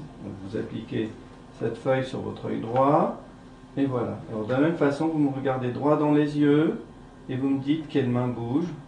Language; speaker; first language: French; native; French